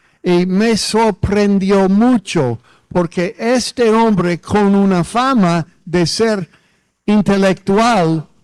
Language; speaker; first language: Spanish; non-native, fluent; English